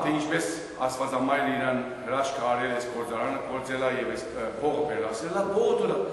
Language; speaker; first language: Armenian; early bilingual, heritage; Armenian